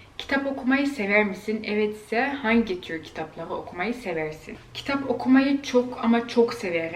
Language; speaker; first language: Turkish; early bilingual, heritage; Turkish